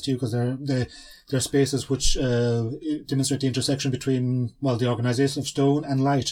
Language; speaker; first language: English; native; English